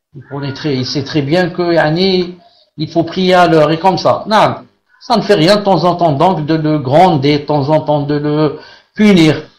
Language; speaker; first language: French; non-native, local second language; Arabic